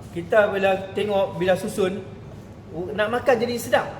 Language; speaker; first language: Malay; native; Malay